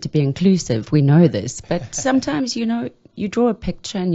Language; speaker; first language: English; native; English